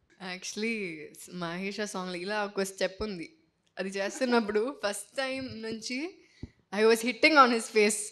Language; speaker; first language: Telugu; non-native, fluent; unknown